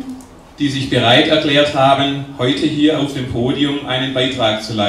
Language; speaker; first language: German; native; German